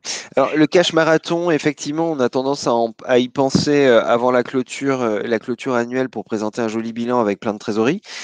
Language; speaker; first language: French; native; French